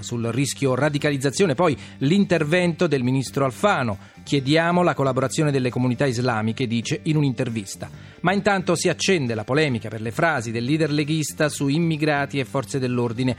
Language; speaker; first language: Italian; native; Italian